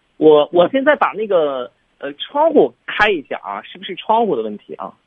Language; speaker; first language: Chinese; native; Chinese